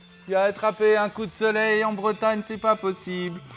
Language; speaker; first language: French; native; French